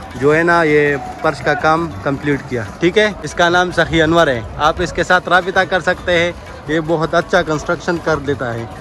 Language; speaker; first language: Urdu; non-native, local second language; Pashto